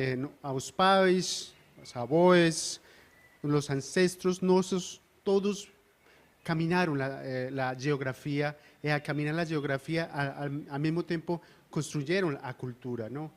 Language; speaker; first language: Portuguese; non-native, learner; Spanish